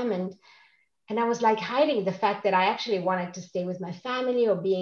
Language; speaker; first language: English; non-native, fluent; Italian